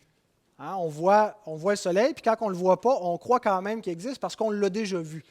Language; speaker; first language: French; native; French